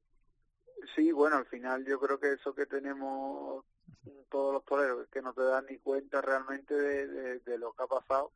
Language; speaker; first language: Spanish; native; Spanish